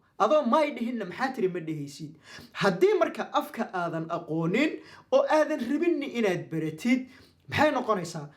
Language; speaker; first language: Somali; non-native, local second language; Maay